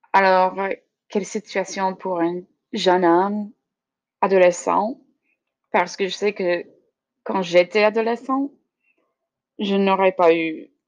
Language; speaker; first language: French; non-native, learner; English